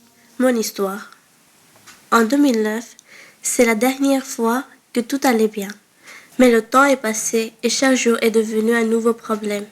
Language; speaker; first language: French; early bilingual, other home language; Bangla